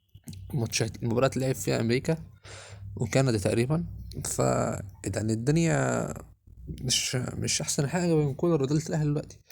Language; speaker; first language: Arabic; native; Arabic